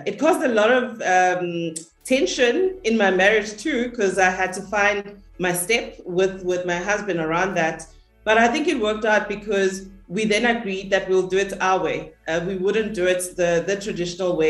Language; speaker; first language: English; non-native, local second language; Zulu